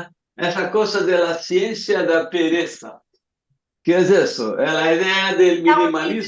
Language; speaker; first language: Spanish; non-native, fluent; Portuguese